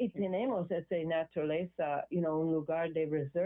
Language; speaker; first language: Spanish; non-native, learner; English